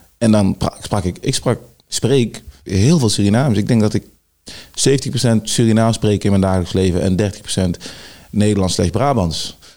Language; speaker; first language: Dutch; early bilingual, other home language; Sranan Tongo